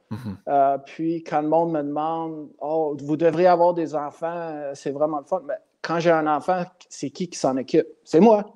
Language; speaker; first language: French; non-native, local second language; English